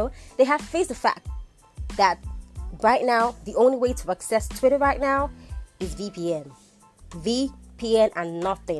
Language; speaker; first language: English; non-native, local second language; Igbo